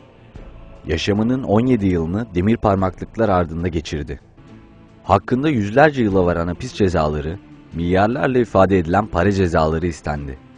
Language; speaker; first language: Turkish; native; Turkish